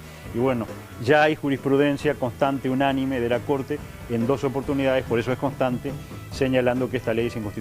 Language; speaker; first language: Spanish; native; Spanish